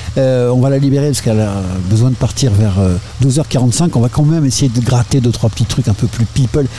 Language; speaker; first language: French; native; French